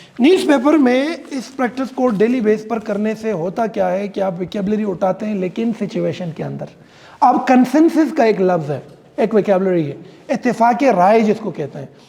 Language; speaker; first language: Urdu; non-native, local second language; Pashto